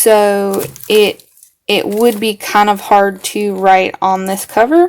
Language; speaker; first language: English; native; English